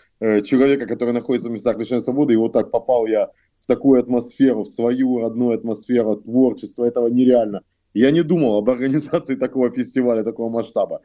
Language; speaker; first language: Russian; native; Russian